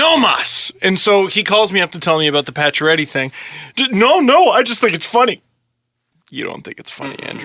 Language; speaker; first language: English; native; English